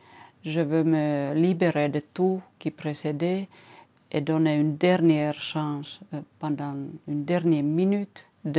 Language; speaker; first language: French; non-native, fluent; Finnish